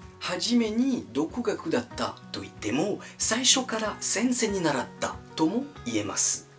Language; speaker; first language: Japanese; non-native, fluent; French